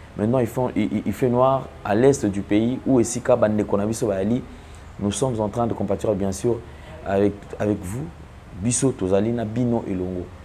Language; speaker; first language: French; non-native, local second language; Lingala